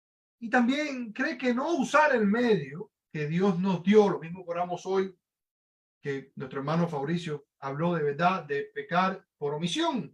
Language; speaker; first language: Spanish; native; Spanish